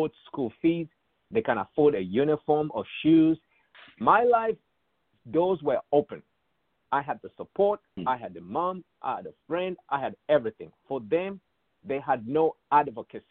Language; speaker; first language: English; non-native, local second language; Bemba